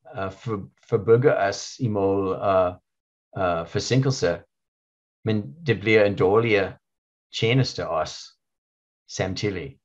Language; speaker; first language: Danish; non-native, learner; English